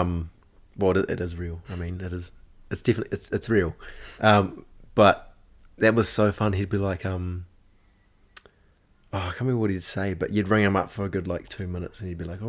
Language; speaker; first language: English; native; English